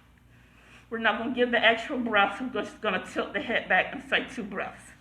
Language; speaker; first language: English; native; English